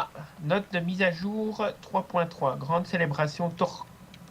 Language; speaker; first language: French; native; French